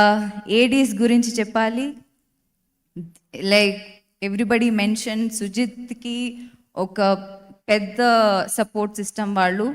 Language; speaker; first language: Telugu; non-native, fluent; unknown